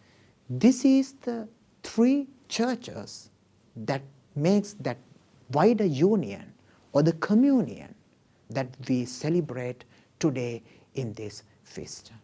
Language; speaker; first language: English; non-native, local second language; Sinhala